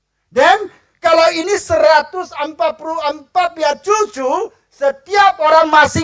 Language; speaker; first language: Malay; non-native, local second language; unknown